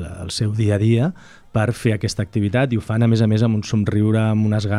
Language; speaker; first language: Catalan; native; Catalan